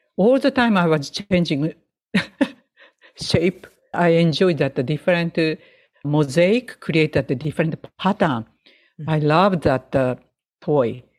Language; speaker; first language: English; non-native, fluent; Japanese